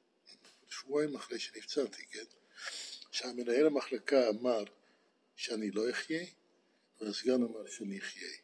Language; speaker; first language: Hebrew; non-native, fluent; Dutch